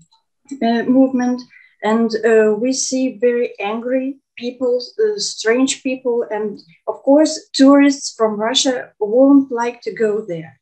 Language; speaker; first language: English; non-native, fluent; Russian